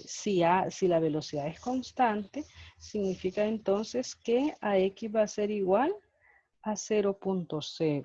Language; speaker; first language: Spanish; native; Spanish